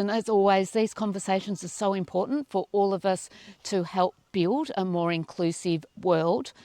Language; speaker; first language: English; native; English